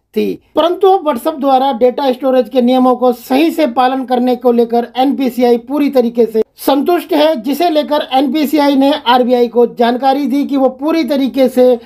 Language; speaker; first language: Hindi; native; Hindi